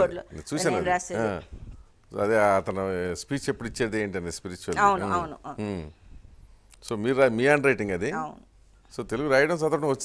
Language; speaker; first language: Telugu; native; Telugu